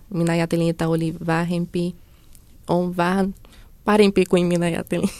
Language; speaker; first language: Finnish; non-native, learner; Portuguese